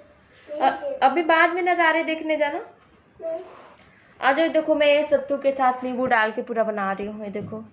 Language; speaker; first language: Hindi; native; Hindi